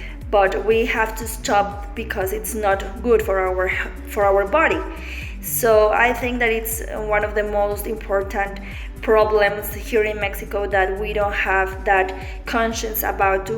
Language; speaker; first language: English; non-native, learner; Spanish